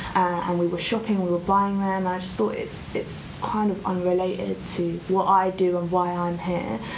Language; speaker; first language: English; native; English